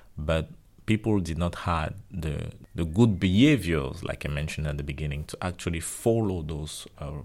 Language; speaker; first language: English; non-native, local second language; French